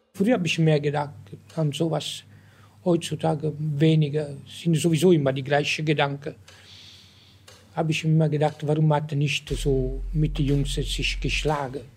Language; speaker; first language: German; non-native, learner; Italian